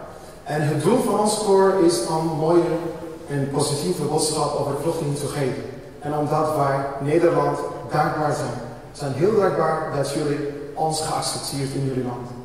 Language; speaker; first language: Dutch; non-native, learner; Arabic